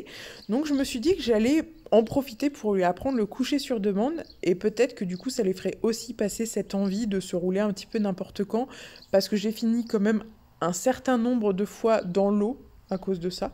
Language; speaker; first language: French; native; French